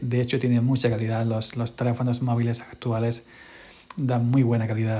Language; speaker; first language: Spanish; native; Spanish